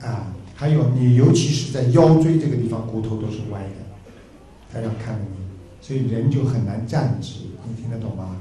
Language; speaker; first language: Chinese; native; Chinese